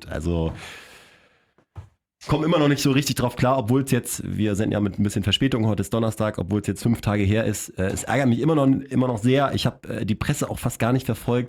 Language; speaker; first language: German; native; German